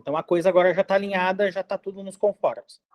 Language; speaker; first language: Portuguese; native; Portuguese